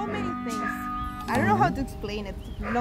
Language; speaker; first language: English; non-native, fluent; Spanish